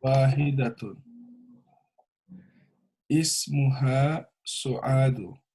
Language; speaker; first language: Arabic; non-native, learner; English